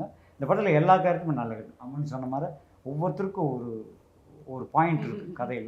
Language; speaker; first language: Tamil; native; Tamil